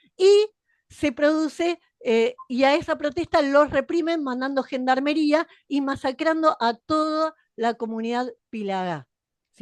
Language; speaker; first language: Spanish; native; Spanish